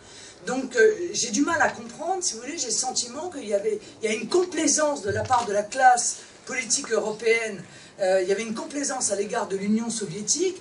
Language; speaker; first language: French; native; French